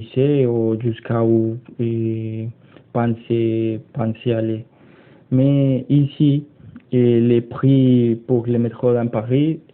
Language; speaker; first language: French; non-native, learner; Spanish